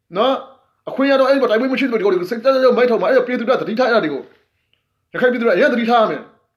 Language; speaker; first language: Burmese; non-native, local second language; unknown